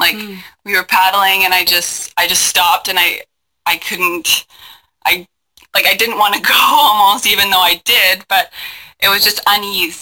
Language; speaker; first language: English; native; English